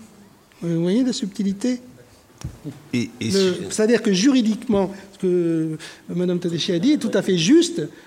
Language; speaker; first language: French; native; French